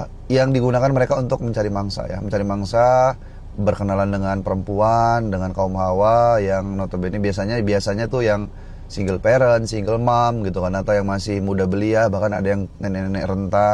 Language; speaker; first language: Indonesian; native; Indonesian